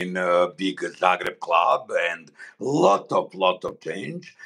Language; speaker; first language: English; non-native, learner; Bosnian